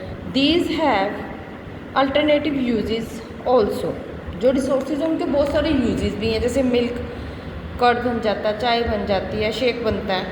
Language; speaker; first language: Hindi; native; Hindi